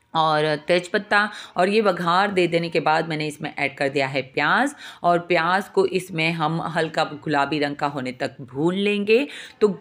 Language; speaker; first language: Hindi; non-native, local second language; Gujarati